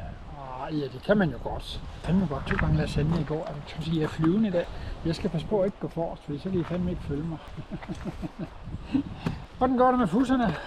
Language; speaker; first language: Danish; native; Danish